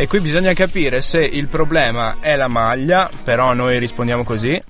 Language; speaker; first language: Italian; native; Italian